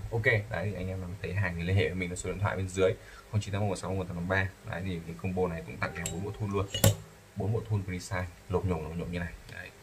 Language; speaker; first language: Vietnamese; native; Vietnamese